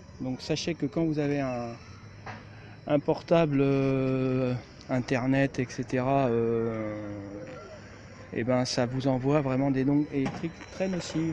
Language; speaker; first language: French; native; French